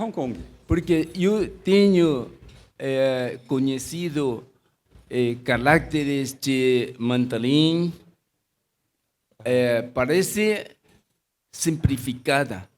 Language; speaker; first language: Portuguese; non-native, learner; Spanish